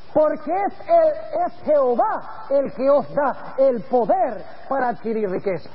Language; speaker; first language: Spanish; early bilingual, other home language; English